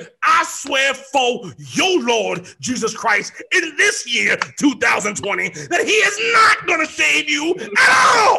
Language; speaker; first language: English; native; English